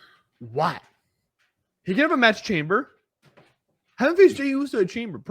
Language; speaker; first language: English; native; English